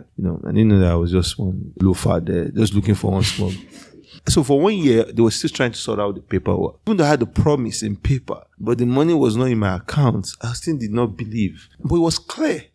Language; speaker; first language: English; non-native, local second language; Yoruba